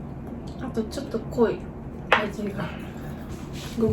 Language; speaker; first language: Japanese; non-native, fluent; Filipino